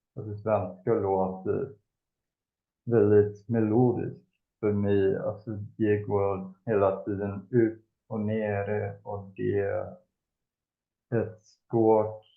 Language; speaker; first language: Swedish; non-native, fluent; Spanish